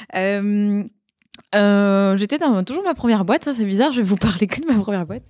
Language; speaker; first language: French; native; French